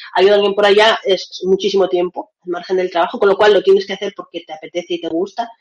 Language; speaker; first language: Spanish; early bilingual, other home language; Russian